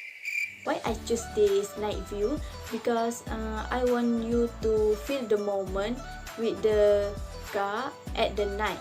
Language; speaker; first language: English; non-native, learner; Malay